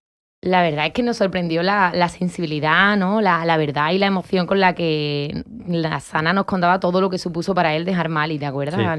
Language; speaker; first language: Spanish; native; Spanish